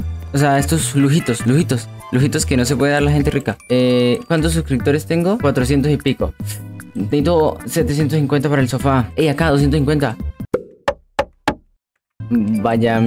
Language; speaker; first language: Spanish; native; Spanish